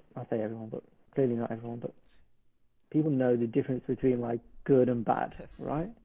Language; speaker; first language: English; native; English